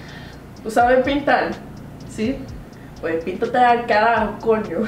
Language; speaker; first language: Spanish; native; Spanish